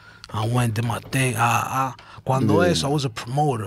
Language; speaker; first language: English; early bilingual, other home language; Spanish